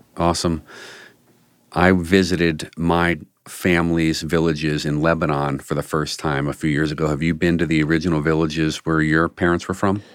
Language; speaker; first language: English; native; English